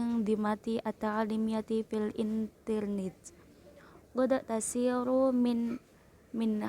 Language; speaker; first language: Arabic; non-native, learner; Indonesian